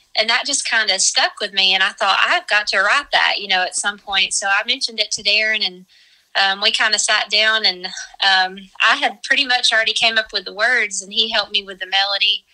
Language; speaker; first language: English; native; English